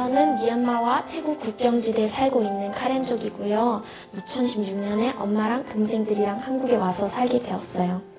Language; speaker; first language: Korean; early bilingual, other home language; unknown